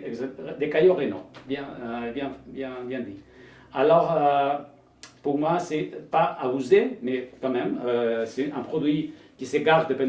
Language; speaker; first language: French; non-native, fluent; Spanish